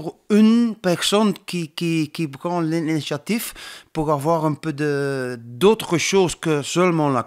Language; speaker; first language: French; non-native, learner; Dutch